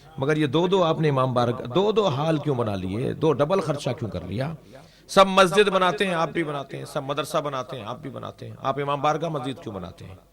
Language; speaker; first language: Urdu; native; Urdu